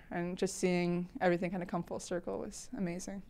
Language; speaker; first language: English; native; English